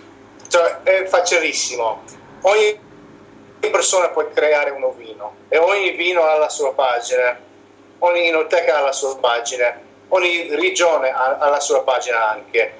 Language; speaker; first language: Italian; non-native, learner; English